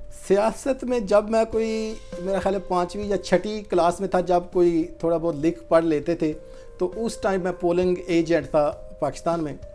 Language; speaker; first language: Hindi; non-native, local second language; Punjabi